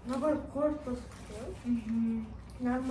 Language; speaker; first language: Russian; non-native, local second language; Kazakh